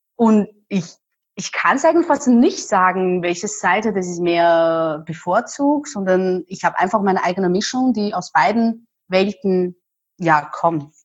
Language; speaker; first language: German; non-native, fluent; Chinese